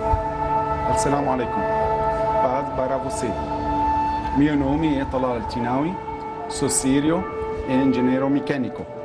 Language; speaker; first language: Portuguese; non-native, fluent; Arabic